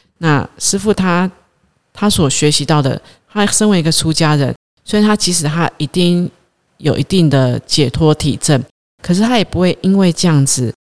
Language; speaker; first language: Chinese; native; Chinese